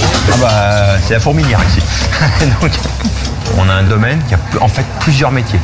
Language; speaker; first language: French; native; French